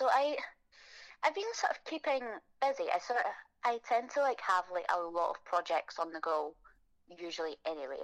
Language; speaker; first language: English; native; English